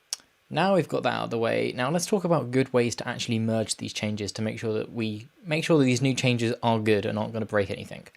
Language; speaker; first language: English; native; English